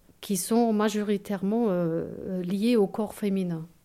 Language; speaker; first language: French; non-native, fluent; German